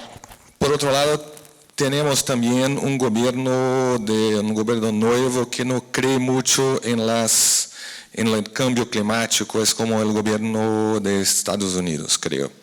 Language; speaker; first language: Spanish; non-native, fluent; Portuguese